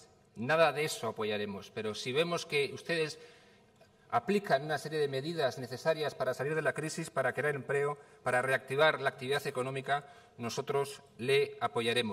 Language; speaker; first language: Spanish; native; Spanish